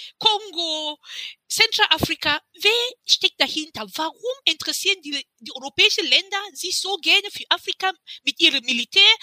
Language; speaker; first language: German; non-native, fluent; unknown